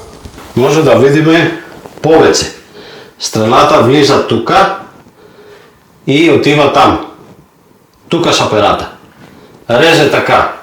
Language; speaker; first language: Bulgarian; non-native, fluent; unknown